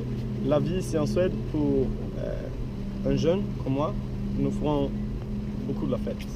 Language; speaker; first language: French; non-native, learner; Swedish